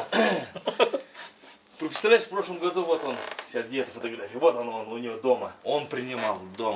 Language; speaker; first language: Russian; non-native, local second language; Kyrgyz